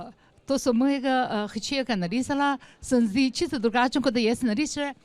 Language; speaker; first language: Slovenian; non-native, learner; Chinese